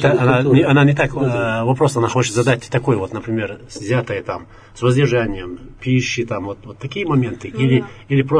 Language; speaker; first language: Russian; non-native, local second language; Chechen